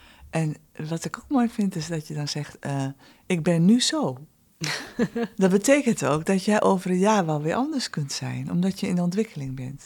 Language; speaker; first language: Dutch; native; Dutch